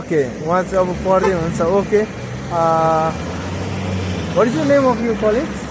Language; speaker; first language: English; non-native, learner; Nepali